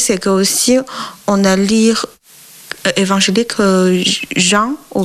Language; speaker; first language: French; non-native, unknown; Chinese